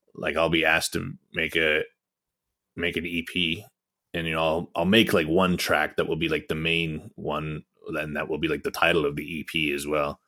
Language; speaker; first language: English; native; English